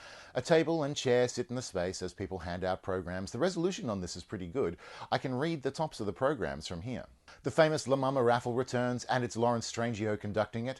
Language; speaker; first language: English; native; English